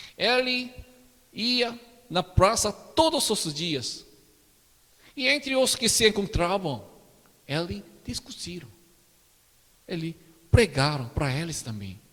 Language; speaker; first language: Portuguese; non-native, learner; Korean